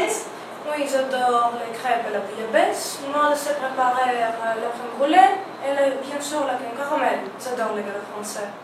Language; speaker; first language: French; non-native, learner; Greek